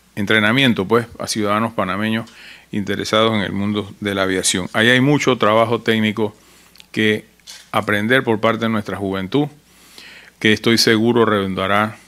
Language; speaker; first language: Spanish; native; Spanish